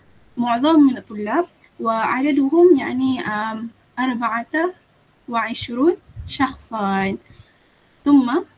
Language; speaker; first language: Arabic; non-native, learner; Malay